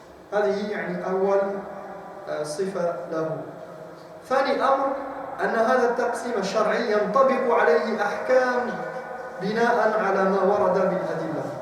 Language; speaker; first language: Arabic; non-native, fluent; French